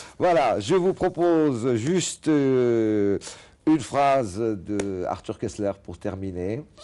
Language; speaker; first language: French; non-native, local second language; Arabic